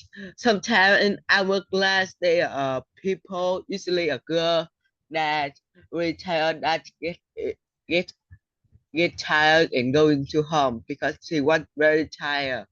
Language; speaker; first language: English; non-native, learner; Vietnamese